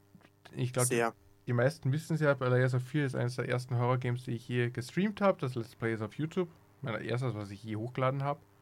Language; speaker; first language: German; native; German